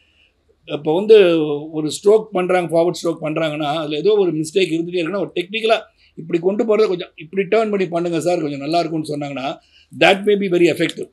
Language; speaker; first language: Tamil; native; Tamil